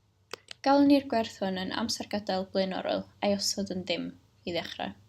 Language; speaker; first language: Welsh; native; Welsh